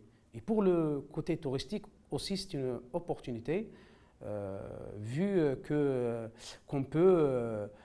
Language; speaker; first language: French; non-native, local second language; Arabic